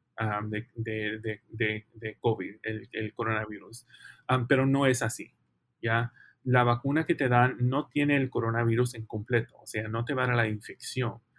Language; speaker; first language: Spanish; early bilingual, heritage; Spanish